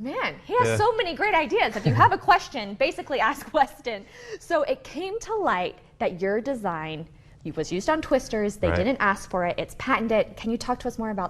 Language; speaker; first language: English; native; English